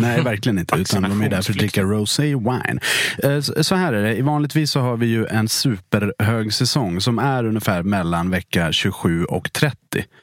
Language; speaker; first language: Swedish; native; Swedish